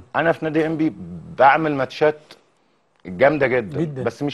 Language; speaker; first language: Arabic; native; Arabic